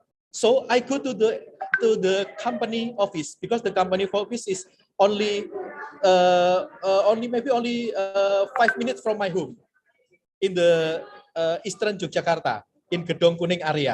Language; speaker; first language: English; non-native, learner; Indonesian